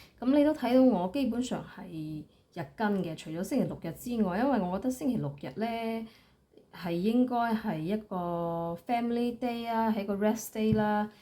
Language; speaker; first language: Cantonese; native; Cantonese